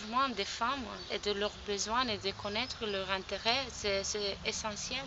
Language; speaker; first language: French; non-native, fluent; Romanian